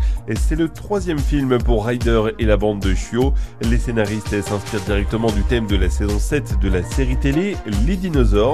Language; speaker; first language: French; native; French